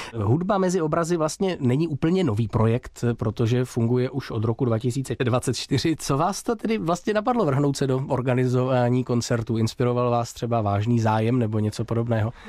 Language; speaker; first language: Czech; native; Czech